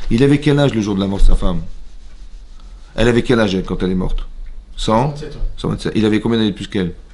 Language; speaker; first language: French; native; French